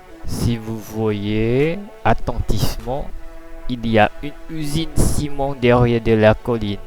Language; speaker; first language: French; non-native, learner; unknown